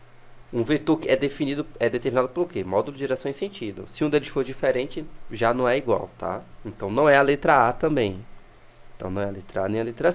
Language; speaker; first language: Portuguese; native; Portuguese